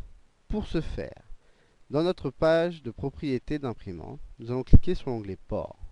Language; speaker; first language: French; native; French